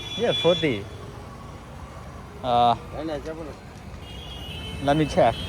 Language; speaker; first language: English; non-native, learner; Burmese